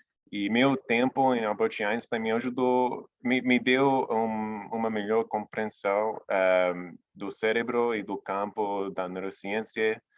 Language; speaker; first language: Portuguese; non-native, fluent; English